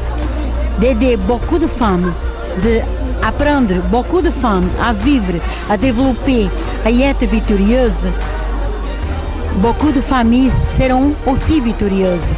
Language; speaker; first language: French; non-native, fluent; Portuguese